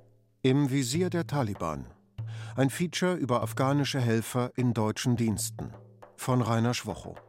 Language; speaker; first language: German; native; German